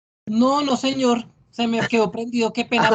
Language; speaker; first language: Spanish; native; Spanish